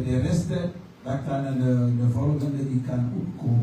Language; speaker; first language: Dutch; non-native, learner; French